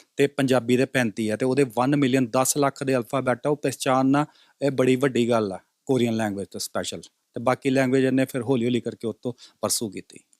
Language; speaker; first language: Punjabi; native; Punjabi